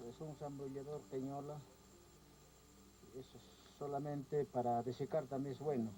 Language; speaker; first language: Spanish; non-native, local second language; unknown